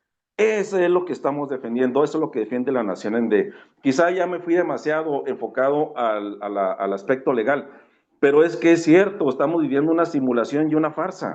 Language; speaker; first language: Spanish; native; Spanish